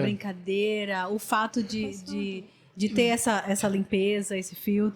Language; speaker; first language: Portuguese; native; Portuguese